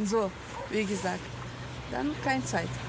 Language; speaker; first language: German; non-native, learner; Russian